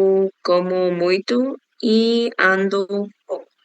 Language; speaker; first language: Portuguese; non-native, learner; Spanish